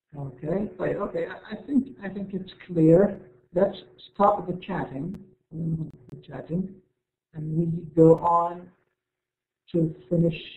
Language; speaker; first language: English; non-native, fluent; Arabic